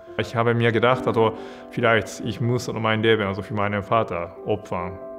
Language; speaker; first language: German; non-native, fluent; Japanese